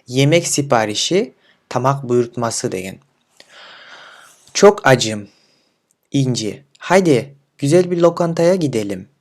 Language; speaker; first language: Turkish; non-native, fluent; Kyrgyz